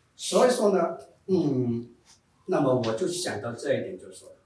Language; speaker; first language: Chinese; native; Chinese